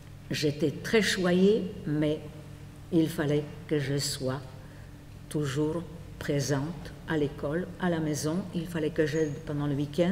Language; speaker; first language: French; non-native, fluent; Polish